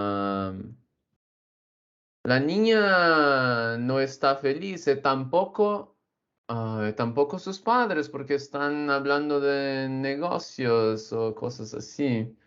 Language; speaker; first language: Spanish; non-native, learner; English